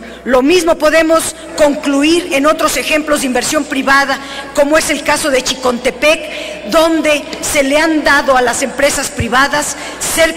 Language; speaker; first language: Spanish; native; Spanish